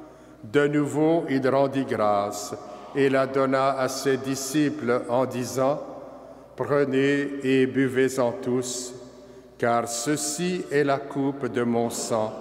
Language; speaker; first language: French; native; French